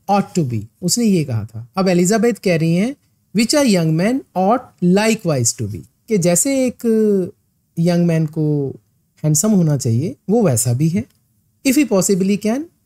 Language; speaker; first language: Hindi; non-native, local second language; Punjabi